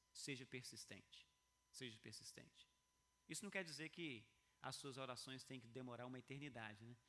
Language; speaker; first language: Portuguese; native; Portuguese